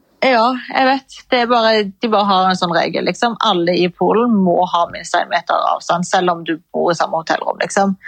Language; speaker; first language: Norwegian; early bilingual, other home language; Arabic